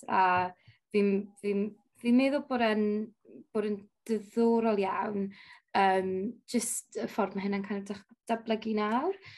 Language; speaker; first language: Welsh; non-native, local second language; English